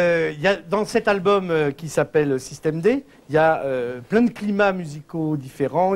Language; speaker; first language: French; native; French